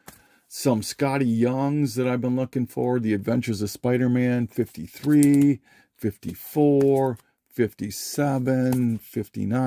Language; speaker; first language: English; native; English